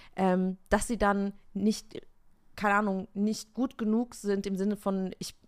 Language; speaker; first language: German; native; German